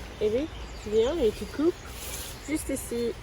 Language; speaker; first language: French; non-native, learner; English